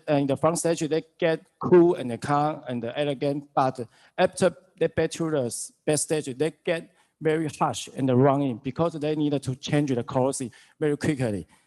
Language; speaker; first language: English; non-native, learner; Chinese